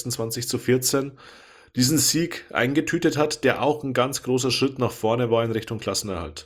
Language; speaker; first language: German; native; German